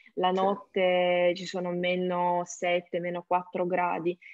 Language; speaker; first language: Italian; non-native, fluent; Ukrainian